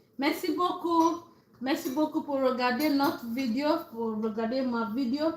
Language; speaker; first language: French; non-native, learner; English